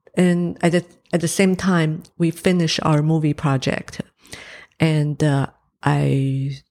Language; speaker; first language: English; non-native, fluent; Chinese